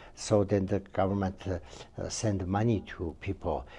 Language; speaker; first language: English; non-native, learner; Tibetan